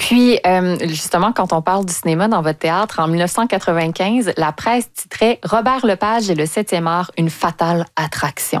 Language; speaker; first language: French; native; French